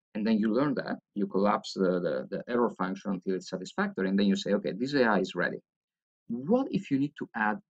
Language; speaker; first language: English; non-native, fluent; Italian